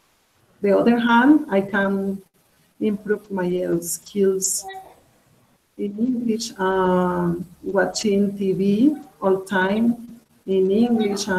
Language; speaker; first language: English; non-native, learner; Spanish